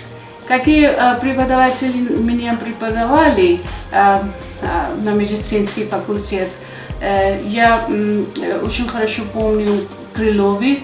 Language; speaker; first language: Russian; non-native, fluent; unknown